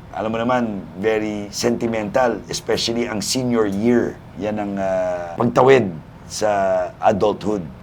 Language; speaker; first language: Filipino; native; Filipino